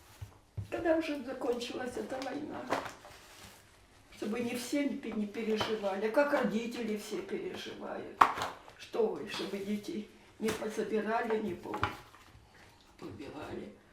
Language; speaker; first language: Russian; native; Russian